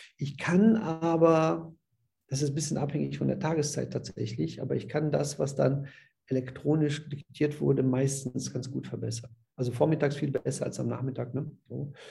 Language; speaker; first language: German; early bilingual, other home language; Russian